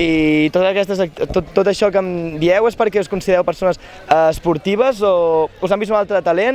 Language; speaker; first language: Catalan; native; Catalan